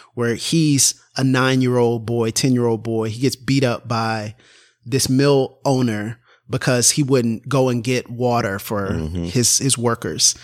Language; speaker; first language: English; native; English